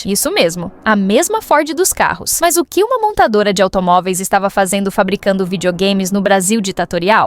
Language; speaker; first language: Portuguese; native; Portuguese